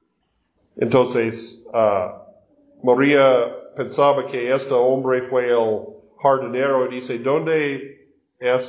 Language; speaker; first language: Spanish; non-native, learner; English